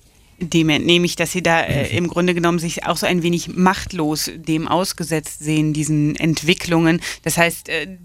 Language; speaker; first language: German; native; German